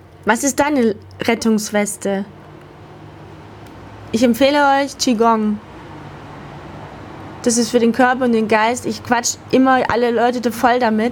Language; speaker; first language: German; native; German